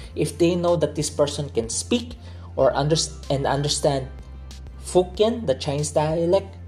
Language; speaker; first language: English; non-native, local second language; Filipino